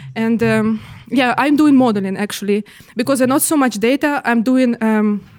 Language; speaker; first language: English; non-native, fluent; Russian